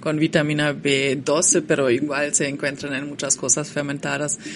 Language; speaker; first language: Spanish; non-native, fluent; German